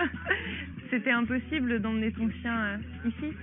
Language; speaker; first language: French; native; French